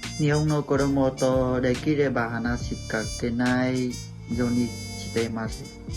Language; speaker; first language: Japanese; non-native, learner; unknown